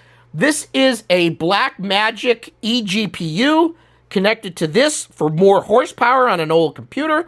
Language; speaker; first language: English; native; English